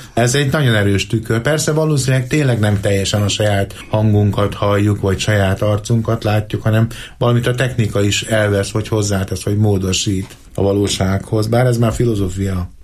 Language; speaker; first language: Hungarian; native; Hungarian